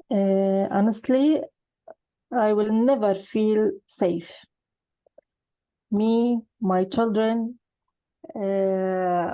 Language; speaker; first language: English; non-native, learner; Arabic